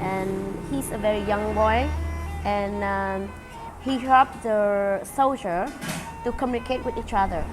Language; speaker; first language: English; non-native, fluent; Vietnamese